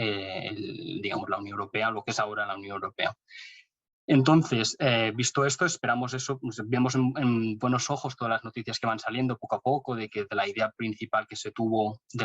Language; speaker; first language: Spanish; native; Spanish